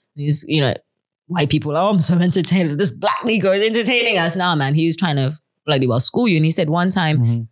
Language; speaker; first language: English; native; English